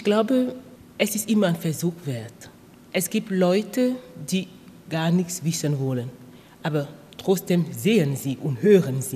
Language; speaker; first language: German; non-native, fluent; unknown